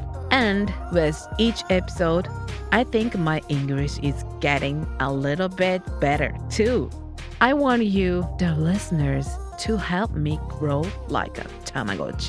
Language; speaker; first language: English; non-native, learner; Japanese